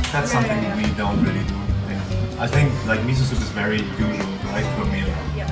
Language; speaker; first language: English; non-native, fluent; German